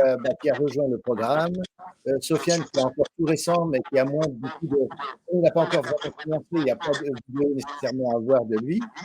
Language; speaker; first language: French; native; French